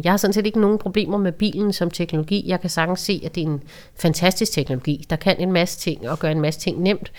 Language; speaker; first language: Danish; native; Danish